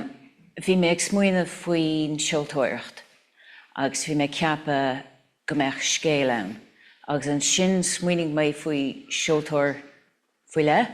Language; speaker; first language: Irish; non-native, local second language; English